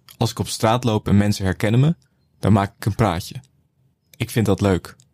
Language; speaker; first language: Dutch; native; Dutch